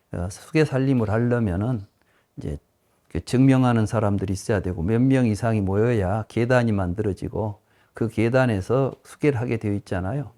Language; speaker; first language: Korean; native; Korean